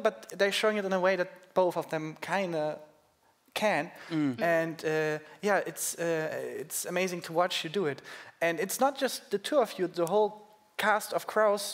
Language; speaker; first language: English; non-native, fluent; German